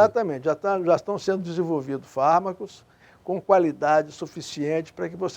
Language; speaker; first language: Portuguese; native; Portuguese